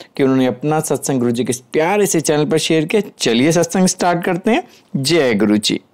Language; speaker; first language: Hindi; native; Hindi